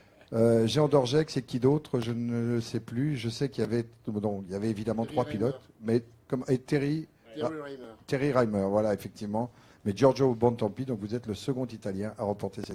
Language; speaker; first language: French; native; French